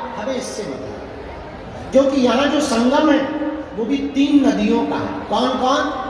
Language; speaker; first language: Hindi; native; Hindi